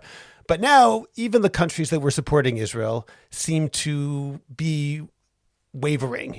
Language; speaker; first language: English; native; English